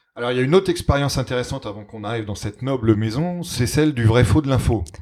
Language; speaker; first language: French; native; French